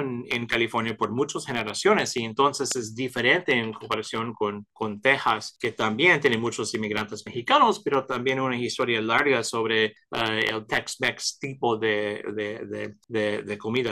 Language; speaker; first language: Spanish; early bilingual, heritage; Spanish